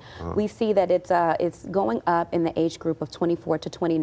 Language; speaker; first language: English; native; English